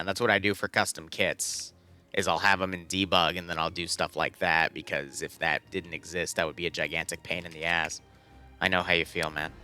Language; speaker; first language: English; native; English